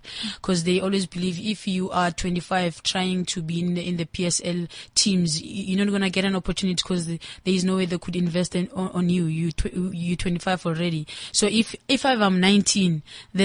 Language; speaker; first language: English; non-native, local second language; Zulu